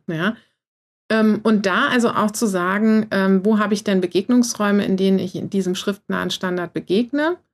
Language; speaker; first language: German; native; German